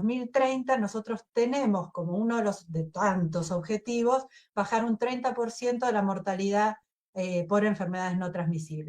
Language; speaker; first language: Spanish; native; Spanish